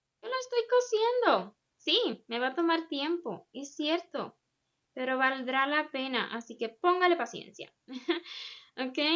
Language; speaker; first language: Spanish; native; Spanish